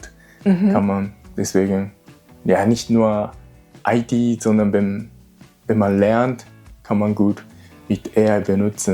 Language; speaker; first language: German; non-native, learner; Japanese